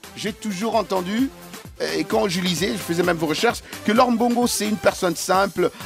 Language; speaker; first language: French; native; French